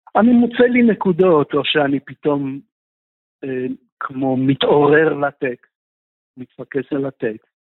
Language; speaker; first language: Hebrew; non-native, fluent; Russian